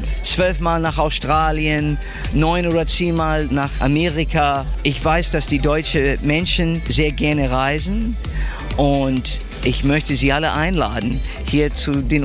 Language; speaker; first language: German; non-native, learner; English